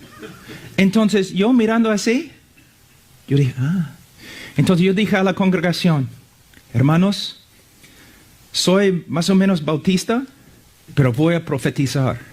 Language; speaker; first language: Spanish; non-native, fluent; English